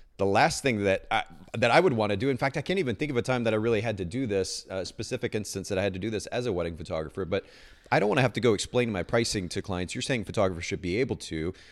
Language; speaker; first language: English; native; English